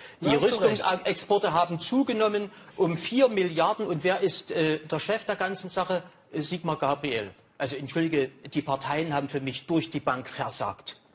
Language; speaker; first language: German; native; German